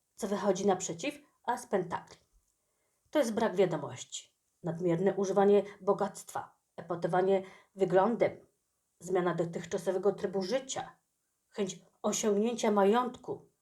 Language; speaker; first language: Polish; native; Polish